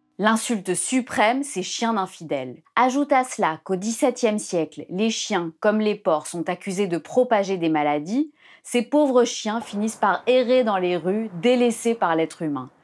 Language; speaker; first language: French; native; French